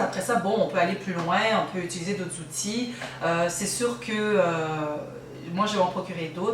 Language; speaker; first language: French; native; French